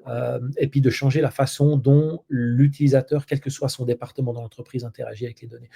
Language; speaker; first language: French; native; French